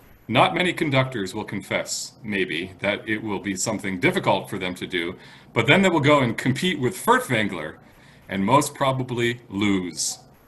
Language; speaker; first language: English; native; English